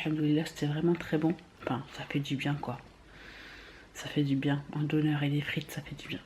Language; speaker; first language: French; native; French